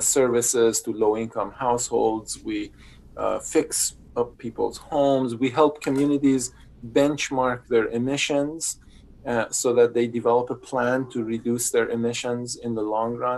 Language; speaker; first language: English; non-native, fluent; Persian